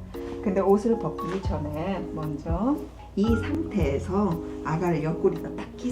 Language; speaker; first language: Korean; native; Korean